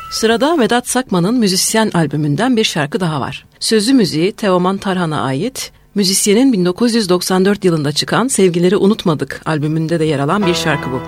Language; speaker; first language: Turkish; native; Turkish